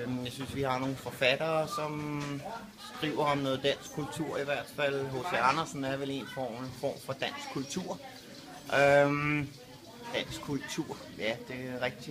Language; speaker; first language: Danish; native; Danish